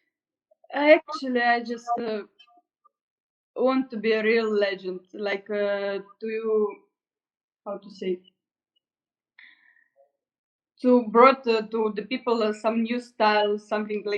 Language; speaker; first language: English; non-native, learner; Russian